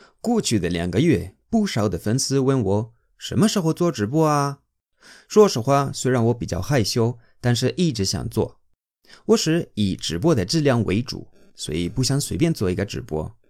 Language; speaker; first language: Chinese; non-native, fluent; Spanish